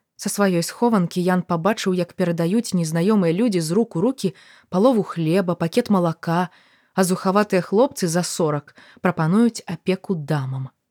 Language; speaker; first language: Belarusian; native; Belarusian